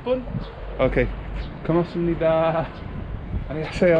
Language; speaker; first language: Korean; non-native, learner; English